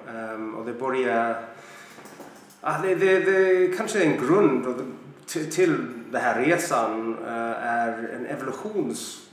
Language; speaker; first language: Swedish; non-native, fluent; English